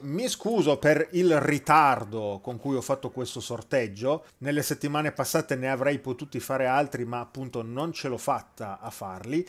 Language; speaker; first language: Italian; native; Italian